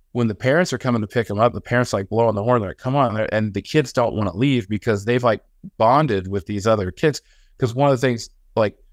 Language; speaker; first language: English; native; English